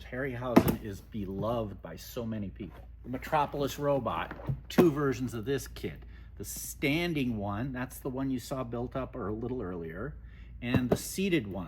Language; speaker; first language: English; native; English